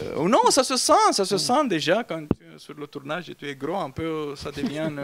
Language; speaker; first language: French; non-native, fluent; Romanian